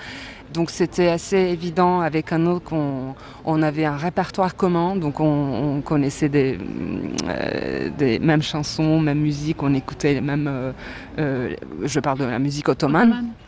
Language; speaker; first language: French; non-native, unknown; Turkish